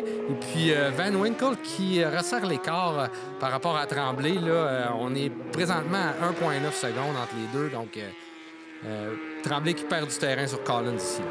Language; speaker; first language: French; native; French